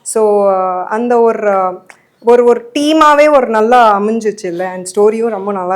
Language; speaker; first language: Tamil; non-native, fluent; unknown